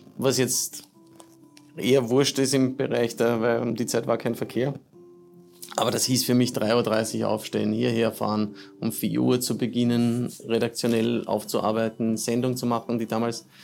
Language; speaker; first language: German; native; German